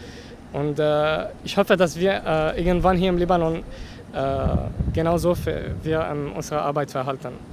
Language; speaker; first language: German; non-native, learner; Arabic